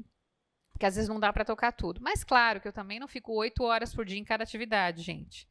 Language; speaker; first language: Portuguese; native; Portuguese